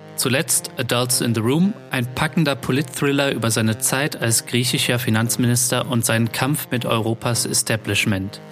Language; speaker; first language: German; native; German